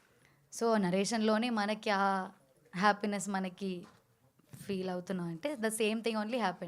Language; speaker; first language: Telugu; non-native, learner; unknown